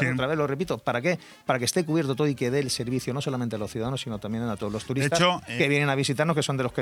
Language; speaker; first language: Spanish; native; Spanish